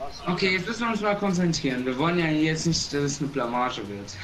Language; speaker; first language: German; native; German